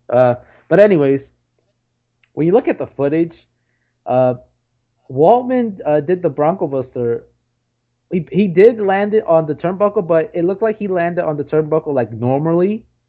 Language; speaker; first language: English; native; English